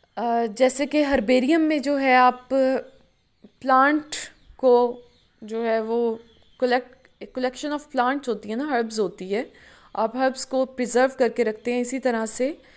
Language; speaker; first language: Urdu; non-native, local second language; Punjabi